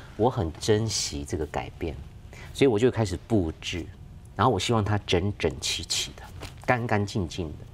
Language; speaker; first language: Chinese; native; Chinese